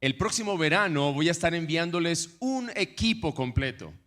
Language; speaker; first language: Spanish; native; Spanish